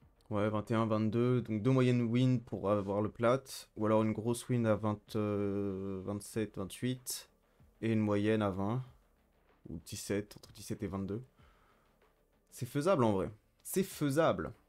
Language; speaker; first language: French; native; French